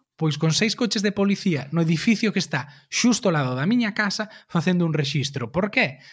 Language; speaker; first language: Galician; native; Galician